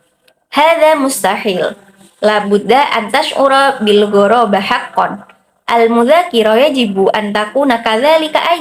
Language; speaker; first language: Arabic; non-native, learner; Indonesian